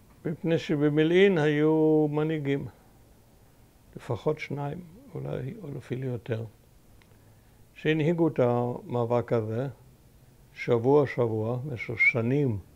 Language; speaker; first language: Hebrew; early bilingual, other home language; German